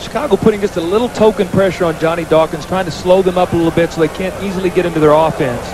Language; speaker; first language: English; native; English